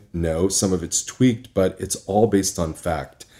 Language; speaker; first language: English; native; English